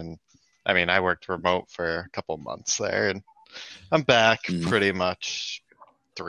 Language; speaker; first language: English; native; English